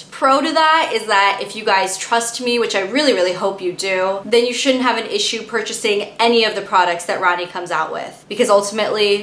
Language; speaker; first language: English; native; English